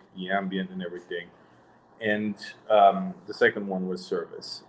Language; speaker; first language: English; non-native, fluent; French